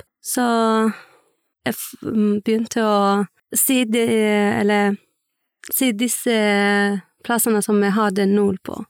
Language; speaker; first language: Norwegian; early bilingual, other home language; Persian